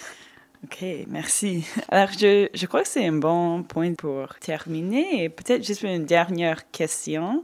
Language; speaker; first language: French; non-native, fluent; English